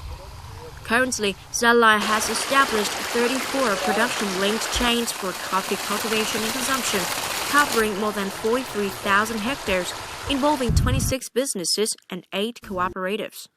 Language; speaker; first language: English; non-native, fluent; Vietnamese